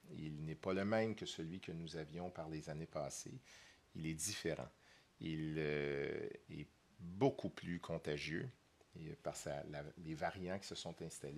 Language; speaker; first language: French; native; French